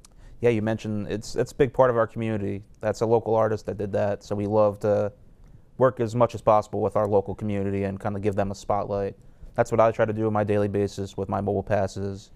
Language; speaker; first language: English; native; English